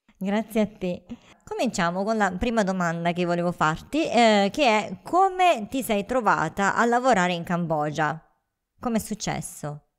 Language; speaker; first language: Italian; native; Italian